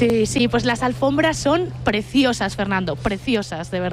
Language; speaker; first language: Spanish; native; Spanish